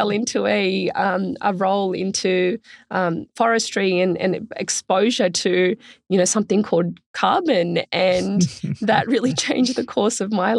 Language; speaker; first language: English; native; English